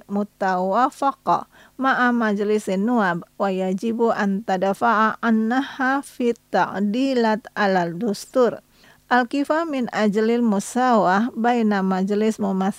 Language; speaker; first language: Arabic; non-native, learner; Indonesian